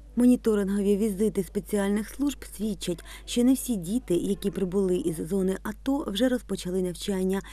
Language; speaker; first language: Ukrainian; native; Ukrainian